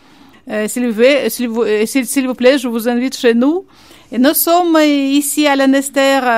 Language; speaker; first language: French; non-native, fluent; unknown